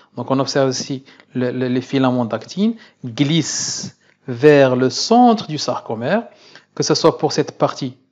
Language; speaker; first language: French; non-native, local second language; Arabic